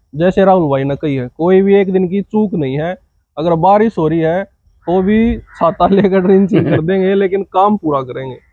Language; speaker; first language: Hindi; native; Hindi